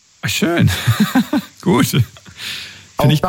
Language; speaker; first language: German; native; German